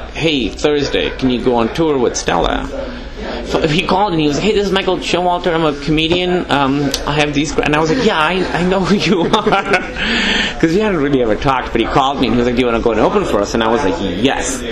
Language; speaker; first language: English; non-native, local second language; Urdu